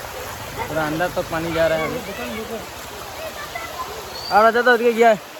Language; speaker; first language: Hindi; non-native, local second language; Assamese